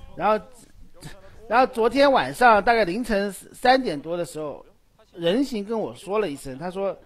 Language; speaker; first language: Chinese; native; Chinese